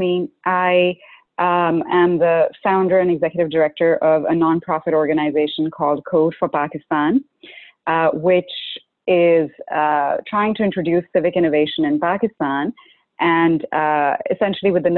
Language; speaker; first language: English; non-native, local second language; Urdu